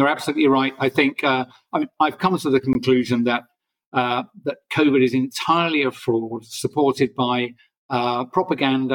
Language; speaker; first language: English; native; English